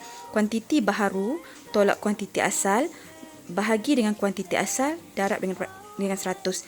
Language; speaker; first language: Malay; native; Malay